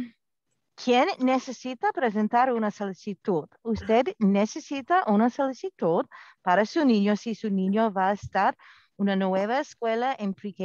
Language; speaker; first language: Spanish; non-native, fluent; English